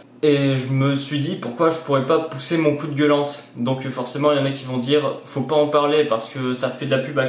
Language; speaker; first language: French; native; French